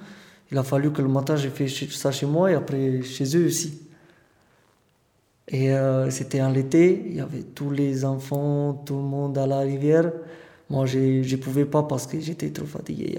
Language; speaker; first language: French; non-native, fluent; Romanian